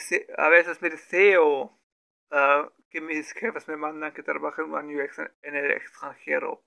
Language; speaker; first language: Spanish; non-native, learner; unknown